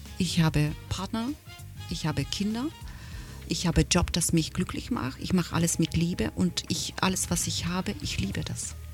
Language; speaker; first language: German; non-native, fluent; Ukrainian